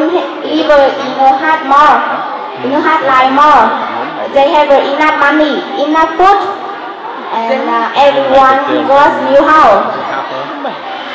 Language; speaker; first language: English; non-native, learner; Vietnamese